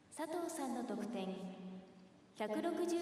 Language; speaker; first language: Japanese; native; Japanese